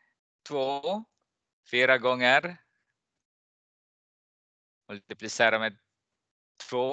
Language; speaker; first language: Swedish; non-native, fluent; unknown